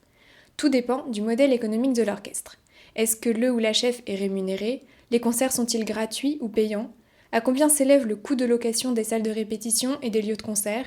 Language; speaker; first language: French; native; French